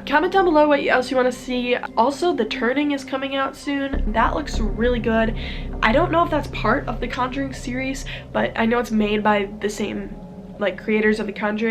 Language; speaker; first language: English; native; English